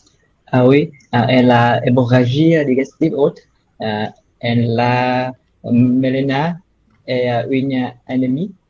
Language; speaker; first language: French; non-native, learner; Vietnamese